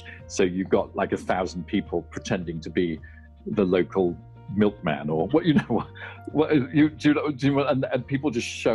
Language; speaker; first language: English; native; English